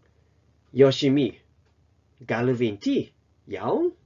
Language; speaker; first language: Welsh; non-native, fluent; Japanese